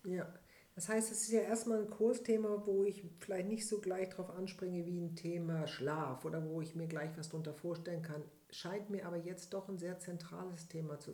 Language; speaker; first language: German; native; German